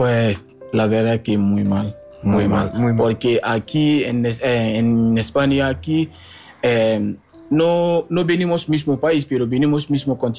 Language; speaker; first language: Spanish; non-native, learner; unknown